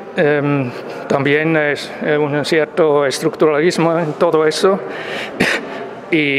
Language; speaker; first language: Spanish; non-native, fluent; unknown